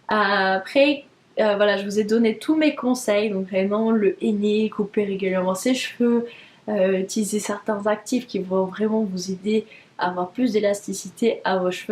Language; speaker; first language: French; native; French